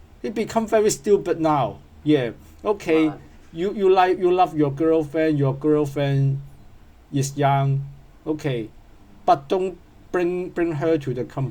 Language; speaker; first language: English; non-native, learner; Cantonese